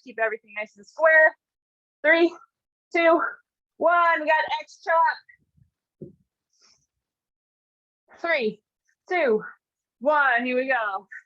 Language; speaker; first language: English; native; English